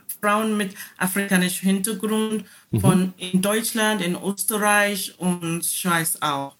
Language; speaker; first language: German; non-native, learner; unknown